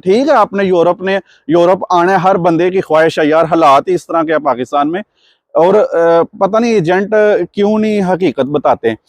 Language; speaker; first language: Urdu; non-native, local second language; Punjabi